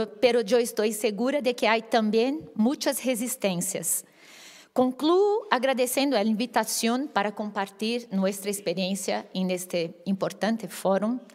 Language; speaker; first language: Portuguese; non-native, fluent; Spanish